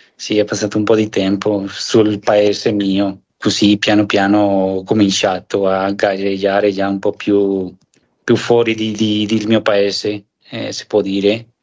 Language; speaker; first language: Italian; non-native, fluent; Spanish